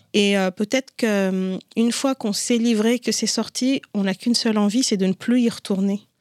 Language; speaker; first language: French; non-native, local second language; Ngazidja Comorian